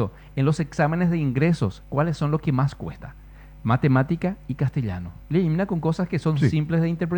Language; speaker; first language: Spanish; native; Spanish